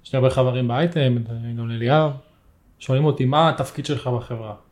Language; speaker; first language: Hebrew; native; Hebrew